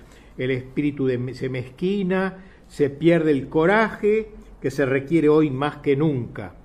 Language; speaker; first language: Spanish; native; Spanish